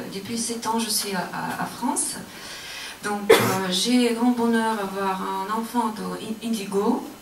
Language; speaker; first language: French; non-native, learner; Russian